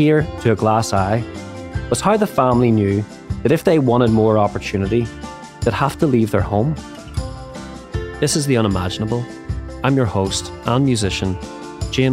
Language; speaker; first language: English; native; English